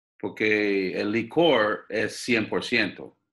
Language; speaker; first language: Spanish; non-native, fluent; English